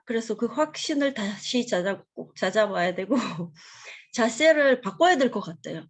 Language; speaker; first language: Korean; non-native, fluent; Russian